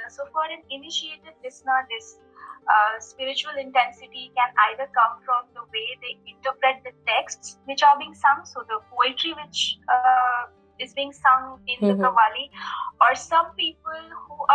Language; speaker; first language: English; non-native, local second language; Bangla